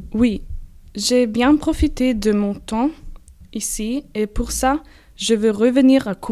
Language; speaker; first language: French; non-native, learner; German